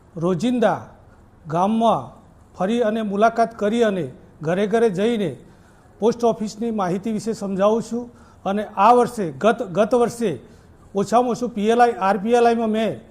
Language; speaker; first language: Gujarati; native; Gujarati